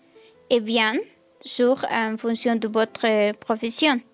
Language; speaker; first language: French; non-native, learner; Spanish